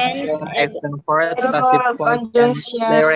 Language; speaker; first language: English; non-native, learner; Indonesian